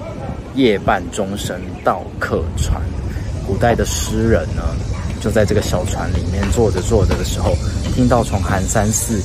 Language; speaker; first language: Chinese; native; Chinese